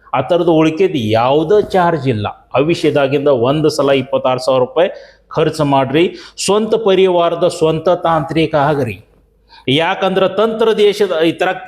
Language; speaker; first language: Kannada; native; Kannada